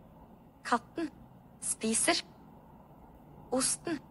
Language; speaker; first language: Norwegian; non-native, learner; Amharic